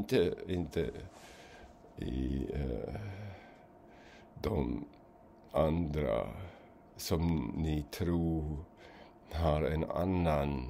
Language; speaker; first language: Swedish; non-native, fluent; German